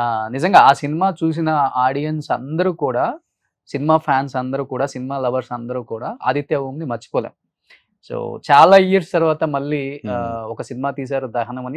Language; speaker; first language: Telugu; native; Telugu